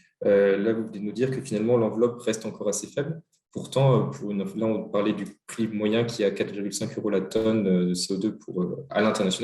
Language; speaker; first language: French; native; French